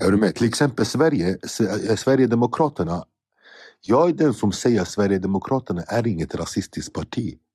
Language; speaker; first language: Swedish; early bilingual, other home language; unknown